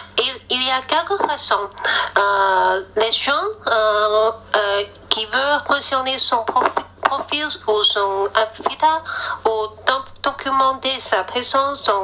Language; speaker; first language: French; non-native, learner; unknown